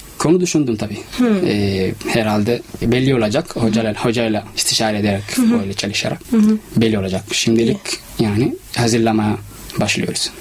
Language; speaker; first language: Turkish; non-native, fluent; Somali